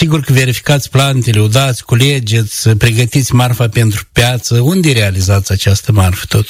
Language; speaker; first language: Romanian; native; Romanian